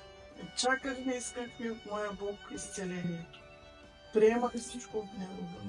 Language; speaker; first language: Bulgarian; non-native, local second language; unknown